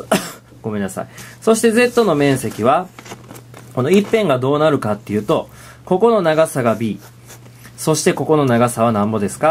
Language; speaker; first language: Japanese; native; Japanese